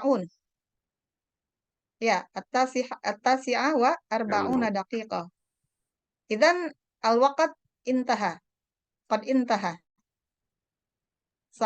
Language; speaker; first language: Arabic; non-native, fluent; Indonesian